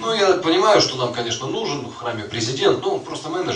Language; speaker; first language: Russian; native; Russian